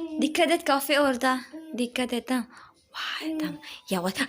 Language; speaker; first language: Turkish; non-native, learner; Filipino